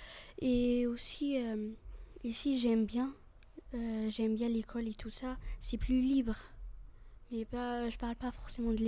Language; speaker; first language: French; early bilingual, other home language; Arabic